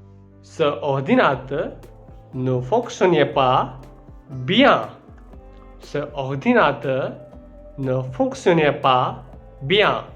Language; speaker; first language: French; non-native, fluent; Hindi